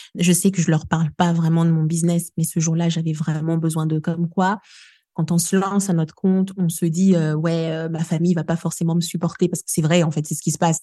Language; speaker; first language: French; non-native, local second language; Lingala